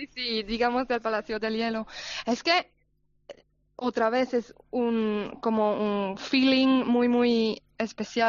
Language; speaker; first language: Spanish; non-native, fluent; German